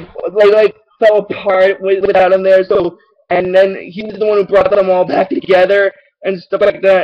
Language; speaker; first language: English; native; English